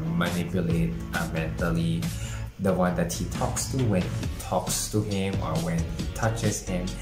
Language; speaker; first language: English; non-native, local second language; Filipino